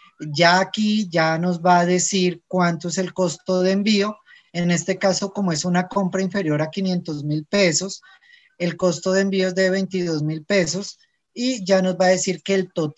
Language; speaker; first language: Spanish; native; Spanish